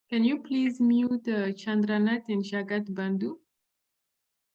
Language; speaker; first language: English; non-native, fluent; French